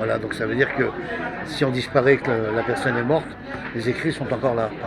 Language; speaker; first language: French; native; French